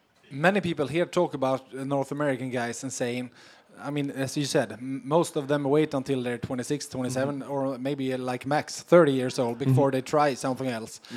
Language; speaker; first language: English; non-native, fluent; Swedish